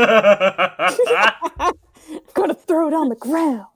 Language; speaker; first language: English; native; English